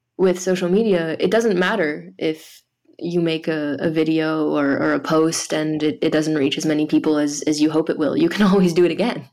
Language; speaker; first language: English; early bilingual, other home language; French